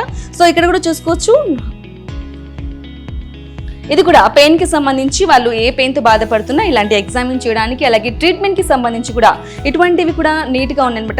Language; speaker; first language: Telugu; native; Telugu